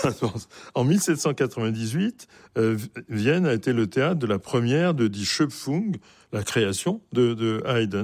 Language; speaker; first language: French; native; French